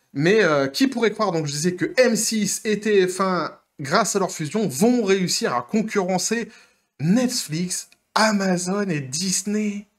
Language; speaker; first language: French; native; French